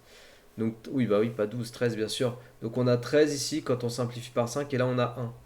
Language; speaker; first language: French; native; French